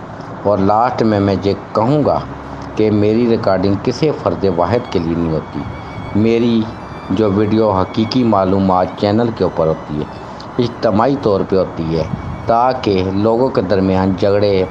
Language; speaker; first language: Urdu; native; Urdu